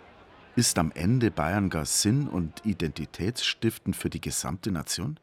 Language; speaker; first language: German; native; German